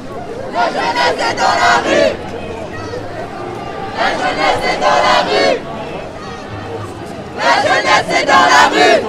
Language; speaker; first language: French; native; French